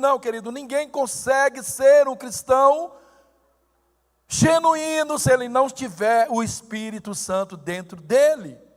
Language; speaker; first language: Portuguese; native; Portuguese